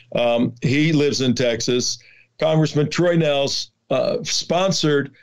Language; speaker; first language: English; native; English